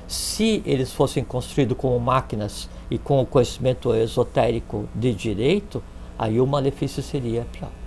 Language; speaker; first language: Portuguese; native; Portuguese